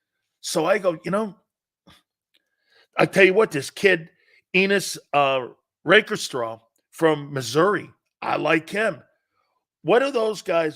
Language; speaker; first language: English; native; English